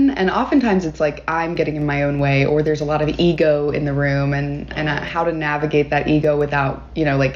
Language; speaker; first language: English; native; English